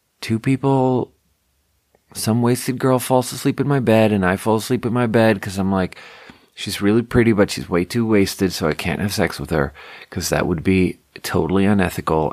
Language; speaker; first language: English; native; English